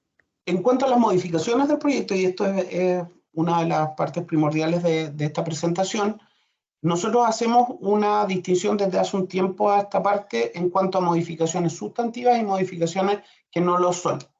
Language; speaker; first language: Spanish; native; Spanish